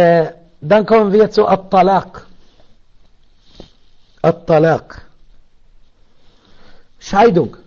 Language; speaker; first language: German; non-native, learner; Arabic